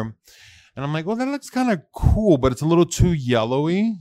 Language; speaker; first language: English; early bilingual, other home language; Spanish